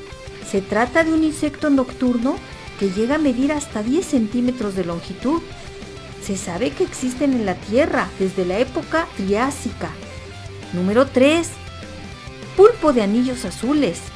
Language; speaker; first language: Spanish; native; Spanish